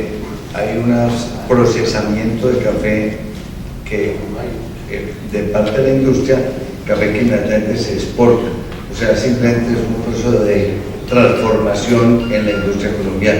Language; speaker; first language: Spanish; native; Spanish